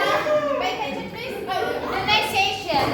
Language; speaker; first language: English; non-native, learner; Indonesian